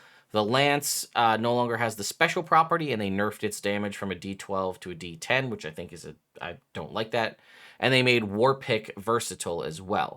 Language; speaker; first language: English; native; English